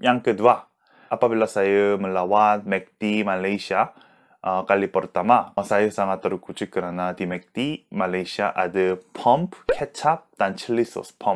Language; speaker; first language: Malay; non-native, learner; Korean